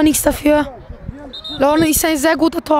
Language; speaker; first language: German; non-native, learner; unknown